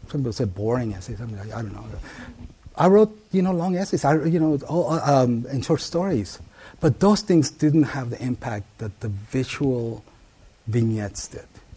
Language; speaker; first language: English; early bilingual, other home language; Spanish